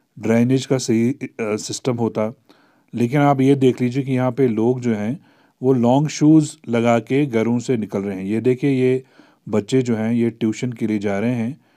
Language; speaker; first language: Urdu; non-native, local second language; Kashmiri